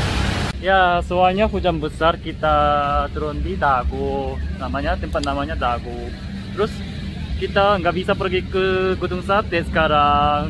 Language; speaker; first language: Indonesian; non-native, learner; Korean